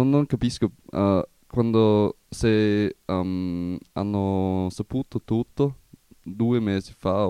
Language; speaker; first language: Italian; non-native, learner; German